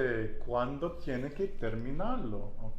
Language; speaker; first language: Spanish; non-native, learner; English